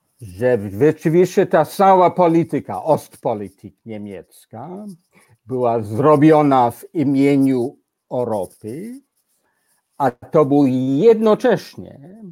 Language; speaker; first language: Polish; non-native, fluent; English